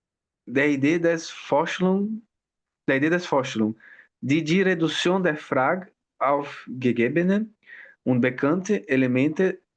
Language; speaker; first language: German; non-native, learner; Portuguese